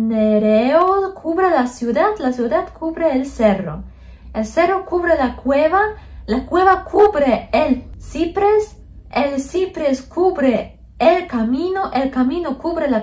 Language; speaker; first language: Spanish; non-native, fluent; Polish